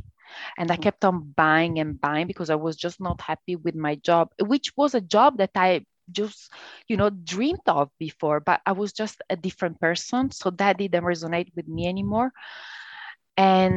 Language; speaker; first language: English; non-native, fluent; Italian